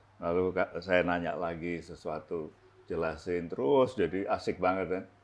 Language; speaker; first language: Indonesian; native; Indonesian